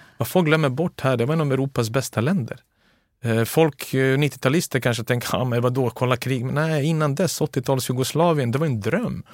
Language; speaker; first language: Swedish; early bilingual, other home language; Serbian